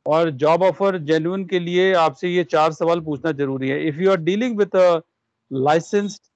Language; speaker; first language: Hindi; non-native, local second language; Punjabi